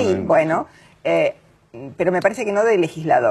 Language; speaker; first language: Spanish; native; Spanish